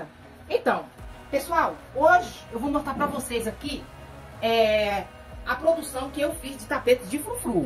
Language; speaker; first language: Portuguese; native; Portuguese